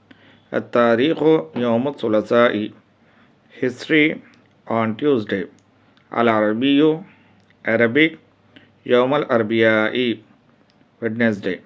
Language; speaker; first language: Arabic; non-native, fluent; Urdu